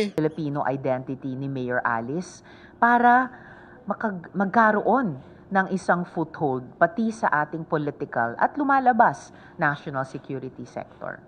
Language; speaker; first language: Filipino; native; Filipino